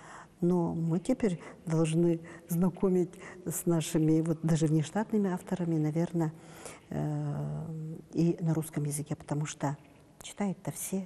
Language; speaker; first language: Russian; non-native, local second language; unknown